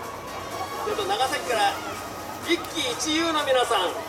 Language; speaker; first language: Japanese; native; Japanese